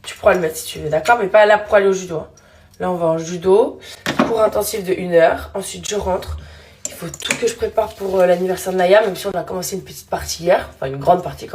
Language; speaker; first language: French; native; French